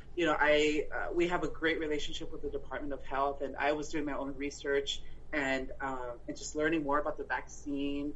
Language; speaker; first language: English; early bilingual, other home language; Spanish